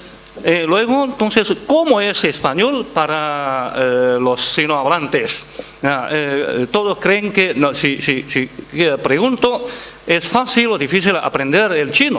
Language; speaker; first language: Spanish; non-native, fluent; Chinese